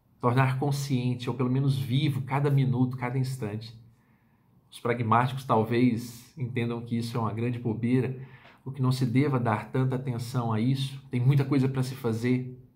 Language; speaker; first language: Portuguese; native; Portuguese